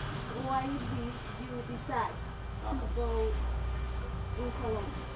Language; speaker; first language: English; non-native, learner; Spanish